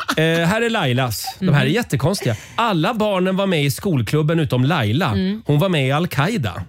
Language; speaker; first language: Swedish; native; Swedish